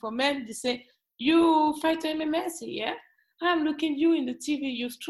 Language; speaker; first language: English; non-native, learner; French